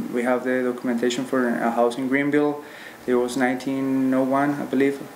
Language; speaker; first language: English; non-native, learner; Spanish